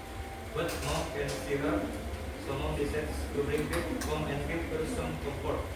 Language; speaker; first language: English; non-native, learner; Indonesian